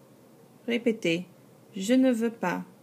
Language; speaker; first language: French; non-native, fluent; English